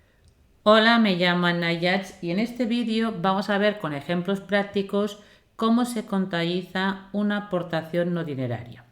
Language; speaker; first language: Spanish; native; Spanish